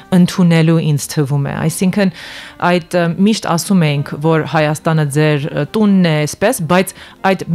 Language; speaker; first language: Armenian; early bilingual, heritage; Armenian